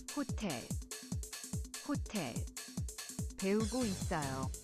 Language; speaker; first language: Korean; non-native, learner; English